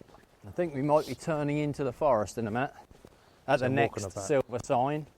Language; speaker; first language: English; native; English